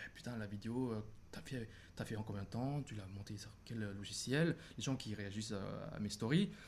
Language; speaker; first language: French; non-native, fluent; Thai